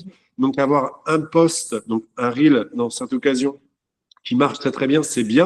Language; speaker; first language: French; native; French